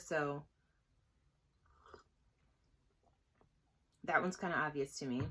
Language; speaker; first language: English; native; English